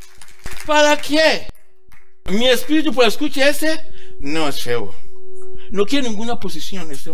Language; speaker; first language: Spanish; non-native, learner; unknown